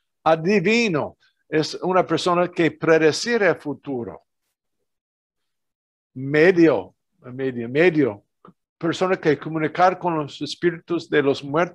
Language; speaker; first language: Spanish; non-native, fluent; English